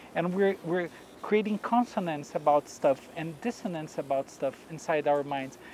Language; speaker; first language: English; non-native, fluent; Portuguese